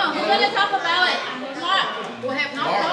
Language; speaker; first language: English; native; English